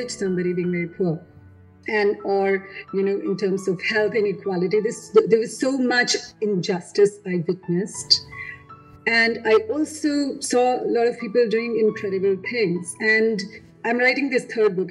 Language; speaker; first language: English; non-native, local second language; Hindi